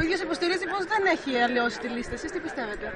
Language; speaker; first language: Greek; native; Greek